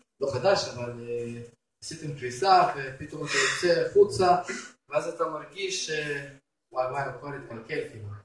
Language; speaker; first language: Hebrew; non-native, fluent; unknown